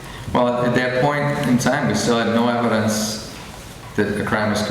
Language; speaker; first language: English; native; English